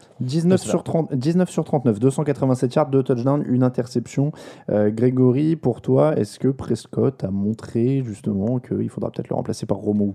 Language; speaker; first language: French; native; French